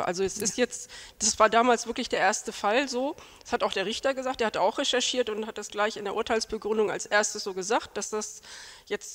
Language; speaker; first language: German; native; German